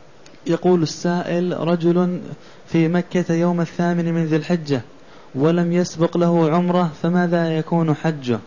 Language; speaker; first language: Arabic; native; Arabic